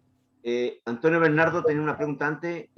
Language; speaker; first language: Spanish; native; Spanish